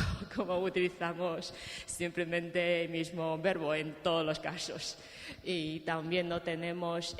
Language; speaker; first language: Spanish; non-native, fluent; Chinese